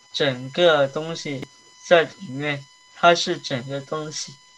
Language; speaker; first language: Chinese; early bilingual, heritage; Chinese